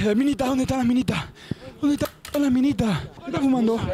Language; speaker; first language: Spanish; native; Spanish